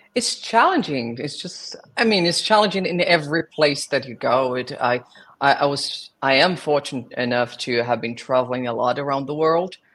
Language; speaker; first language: English; non-native, fluent; Portuguese